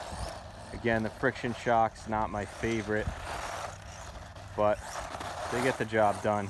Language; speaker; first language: English; native; English